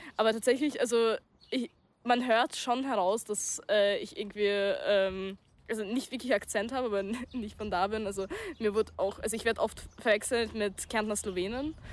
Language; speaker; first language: German; early bilingual, other home language; Russian